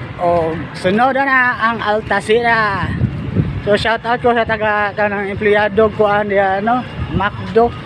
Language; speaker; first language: Cebuano; native; Cebuano